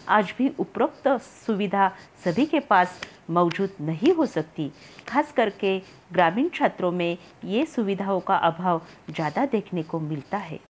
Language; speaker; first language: Hindi; non-native, local second language; Marathi